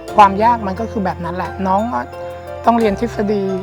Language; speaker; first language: Thai; native; Thai